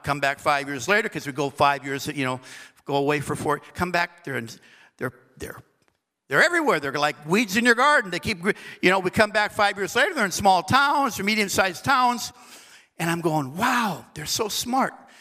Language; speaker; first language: English; native; English